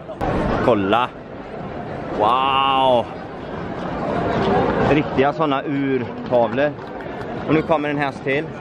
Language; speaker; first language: Swedish; native; Swedish